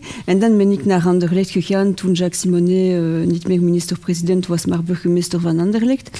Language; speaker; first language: Dutch; non-native, local second language; French